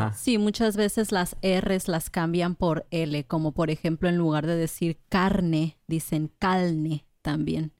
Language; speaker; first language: Spanish; native; Spanish